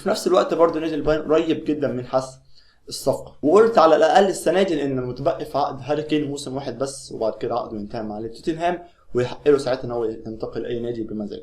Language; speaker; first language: Arabic; native; Arabic